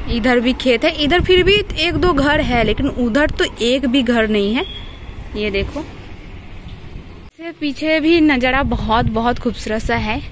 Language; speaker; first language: Hindi; non-native, local second language; Bangla